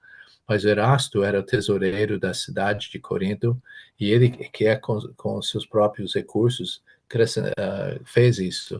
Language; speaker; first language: Portuguese; non-native, fluent; English